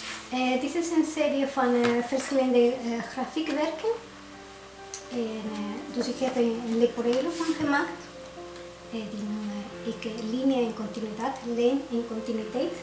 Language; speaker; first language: Dutch; non-native, fluent; Spanish